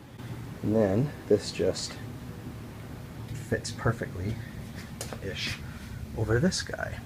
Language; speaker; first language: English; native; English